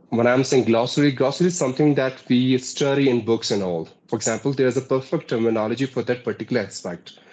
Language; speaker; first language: English; non-native, local second language; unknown